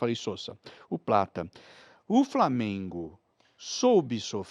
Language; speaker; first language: Portuguese; native; Portuguese